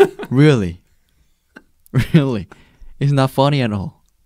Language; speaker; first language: English; non-native, learner; Korean